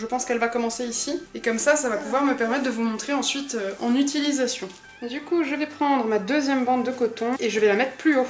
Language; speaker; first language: French; native; French